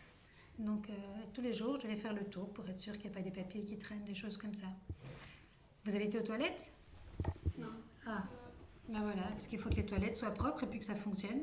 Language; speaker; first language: French; native; French